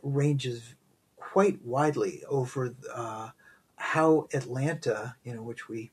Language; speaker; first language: English; native; English